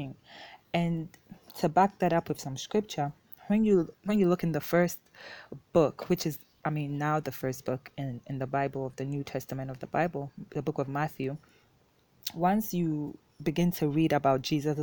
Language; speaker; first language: English; non-native, local second language; Akan